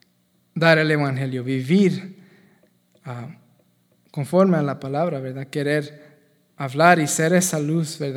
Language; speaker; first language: Spanish; native; Spanish